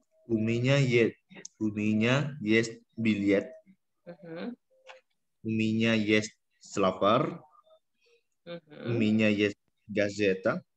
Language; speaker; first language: Russian; non-native, learner; Indonesian